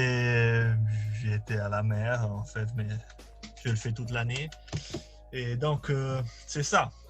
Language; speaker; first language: French; non-native, learner; Italian